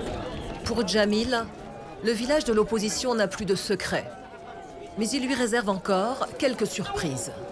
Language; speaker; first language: French; native; French